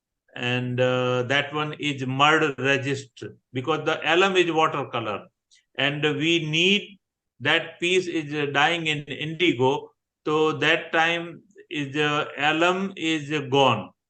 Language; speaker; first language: English; non-native, learner; Gujarati